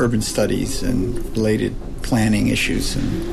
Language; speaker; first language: English; native; English